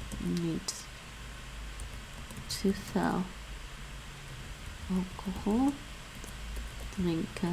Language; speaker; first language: Dutch; non-native, learner; English